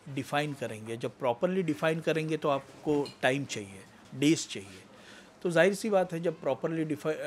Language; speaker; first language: Hindi; non-native, local second language; Marathi